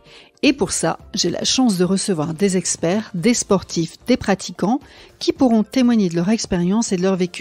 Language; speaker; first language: French; native; French